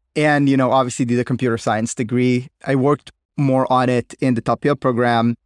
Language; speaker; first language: English; non-native, fluent; Hebrew